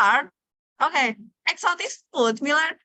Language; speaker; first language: English; non-native, learner; Indonesian